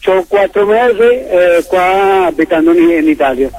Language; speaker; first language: Italian; non-native, learner; Spanish